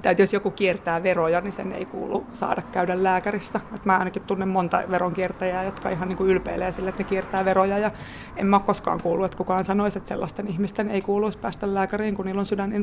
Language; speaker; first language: Finnish; native; Finnish